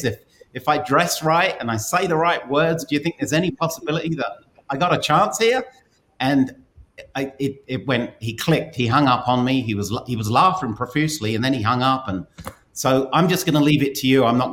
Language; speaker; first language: English; native; English